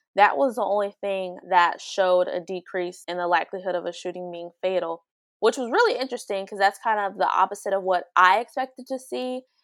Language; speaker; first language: English; native; English